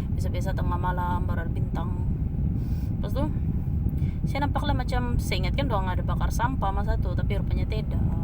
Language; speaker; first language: Malay; native; Malay